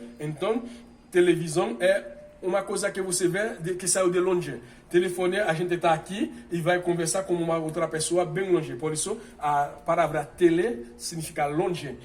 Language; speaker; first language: Portuguese; non-native, fluent; Haitian Creole